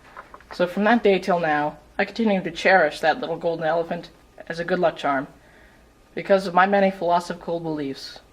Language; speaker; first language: English; native; English